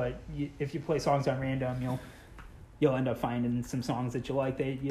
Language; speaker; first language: English; native; English